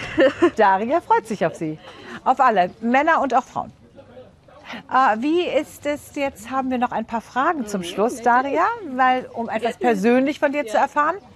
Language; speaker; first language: German; native; German